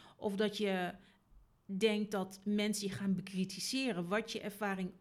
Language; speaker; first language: Dutch; native; Dutch